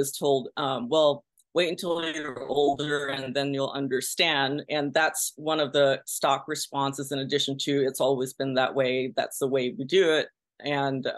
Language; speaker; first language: English; early bilingual, other home language; Pennsylvania German